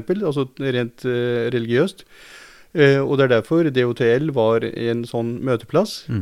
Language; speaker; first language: Norwegian; early bilingual, other home language; Punjabi